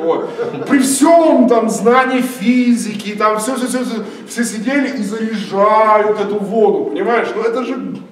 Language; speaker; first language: Russian; non-native, fluent; English